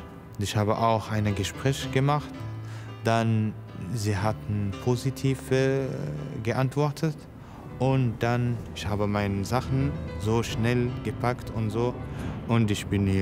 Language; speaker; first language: German; non-native, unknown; Arabic